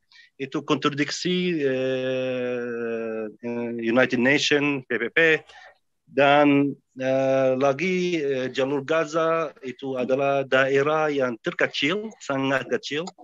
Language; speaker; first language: Indonesian; non-native, fluent; Arabic